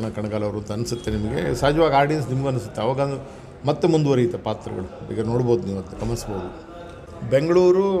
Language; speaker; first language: Kannada; native; Kannada